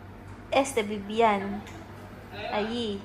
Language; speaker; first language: Spanish; non-native, learner; Filipino